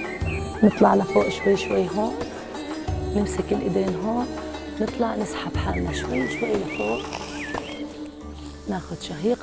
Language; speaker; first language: Arabic; native; Arabic